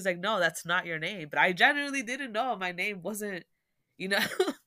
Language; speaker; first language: English; early bilingual, other home language; Spanish